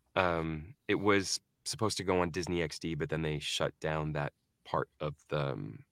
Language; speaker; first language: English; early bilingual, other home language; Norwegian